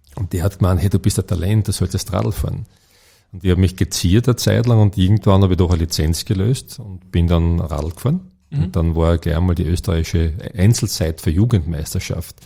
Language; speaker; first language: German; native; German